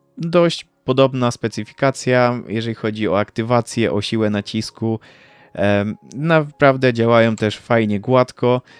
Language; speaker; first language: Polish; native; Polish